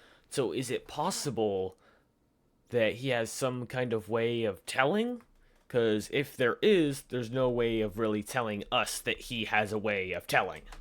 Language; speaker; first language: English; native; English